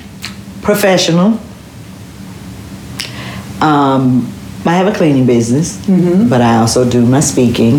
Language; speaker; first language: English; native; English